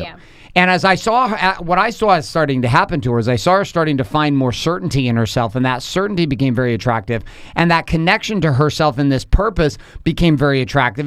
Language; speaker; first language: English; native; English